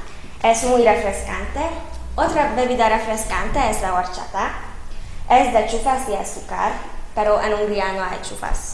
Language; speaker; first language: Spanish; non-native, fluent; Hungarian